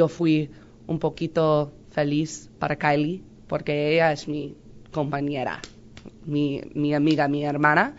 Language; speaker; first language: Spanish; non-native, learner; English